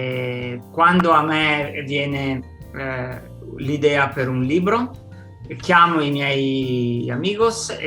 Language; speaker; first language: Italian; non-native, fluent; Spanish